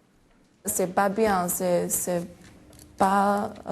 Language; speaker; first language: French; non-native, learner; Chinese